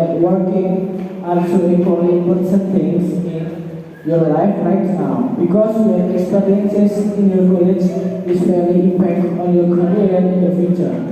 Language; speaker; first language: English; non-native, learner; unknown